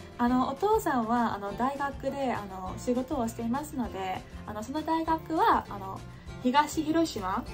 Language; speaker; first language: Japanese; non-native, fluent; English